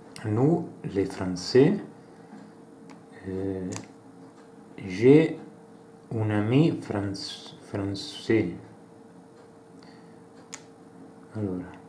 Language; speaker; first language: French; non-native, learner; Italian